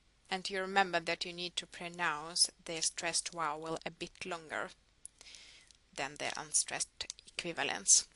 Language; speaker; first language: English; non-native, fluent; Russian